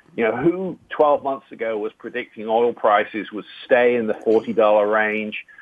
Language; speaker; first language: English; native; English